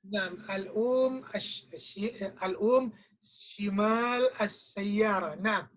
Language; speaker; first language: Arabic; non-native, fluent; Indonesian